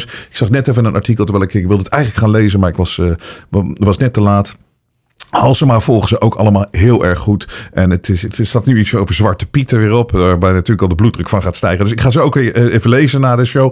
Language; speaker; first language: Dutch; native; Dutch